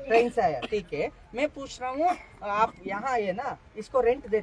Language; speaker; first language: Hindi; non-native, local second language; Kannada